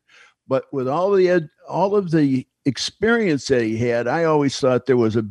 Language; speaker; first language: English; native; English